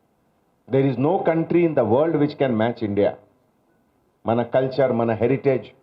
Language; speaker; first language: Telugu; non-native, learner; Hindi